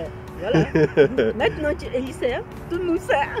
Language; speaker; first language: French; non-native, learner; Portuguese